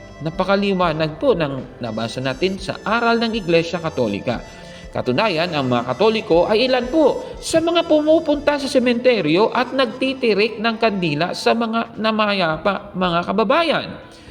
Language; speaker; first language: Filipino; native; Filipino